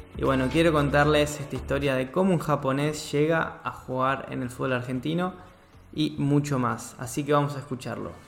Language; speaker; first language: Spanish; native; Spanish